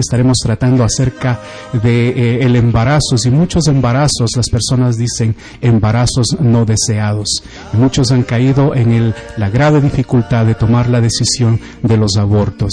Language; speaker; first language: Spanish; native; Spanish